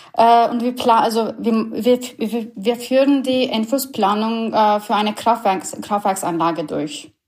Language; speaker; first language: German; non-native, fluent; Turkish